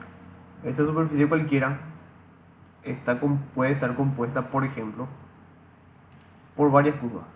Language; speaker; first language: Spanish; native; Spanish